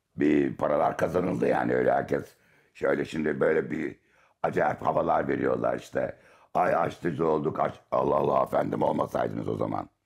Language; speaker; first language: Turkish; native; Turkish